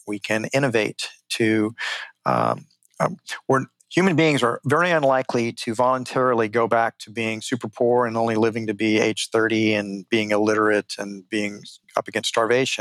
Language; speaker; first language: English; native; English